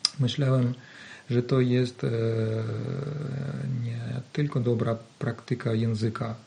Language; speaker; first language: Polish; non-native, learner; Ukrainian